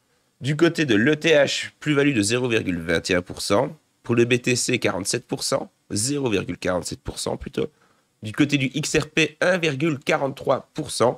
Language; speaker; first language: French; native; French